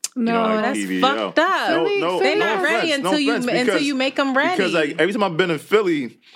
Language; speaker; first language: English; non-native, local second language; Igbo